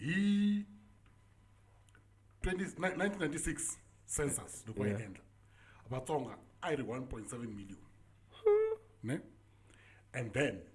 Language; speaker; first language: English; non-native, local second language; Tsonga